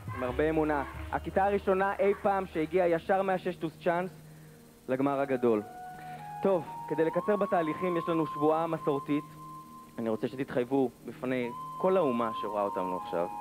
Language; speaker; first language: Hebrew; native; Hebrew